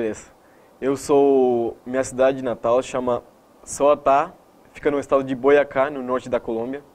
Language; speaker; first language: Portuguese; non-native, fluent; Spanish